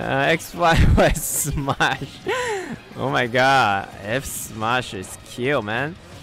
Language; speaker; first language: English; non-native, learner; Chinese